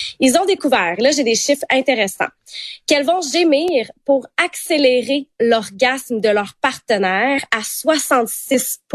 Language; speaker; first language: French; native; French